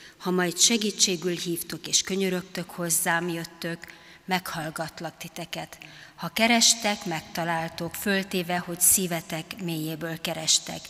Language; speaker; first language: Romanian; non-native, local second language; Hungarian